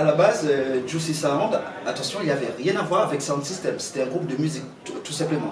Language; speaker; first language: French; non-native, local second language; Haitian Creole